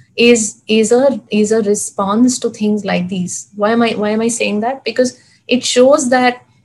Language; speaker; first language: English; non-native, local second language; Hindi